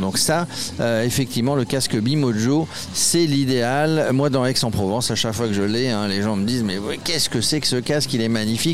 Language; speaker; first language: French; native; French